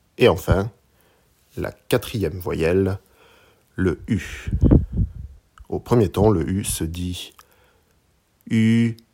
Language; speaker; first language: French; native; French